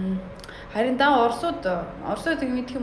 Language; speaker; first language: Mongolian; early bilingual, heritage; Mongolian